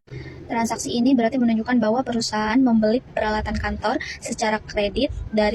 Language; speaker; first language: Indonesian; native; Indonesian